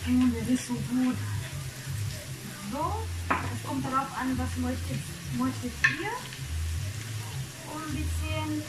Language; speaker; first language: German; non-native, learner; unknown